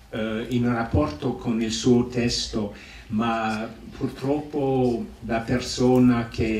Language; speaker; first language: Italian; non-native, fluent; English